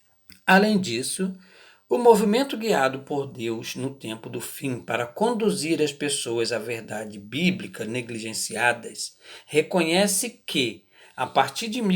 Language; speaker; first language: Portuguese; native; Portuguese